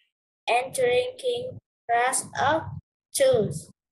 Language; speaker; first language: English; non-native, learner; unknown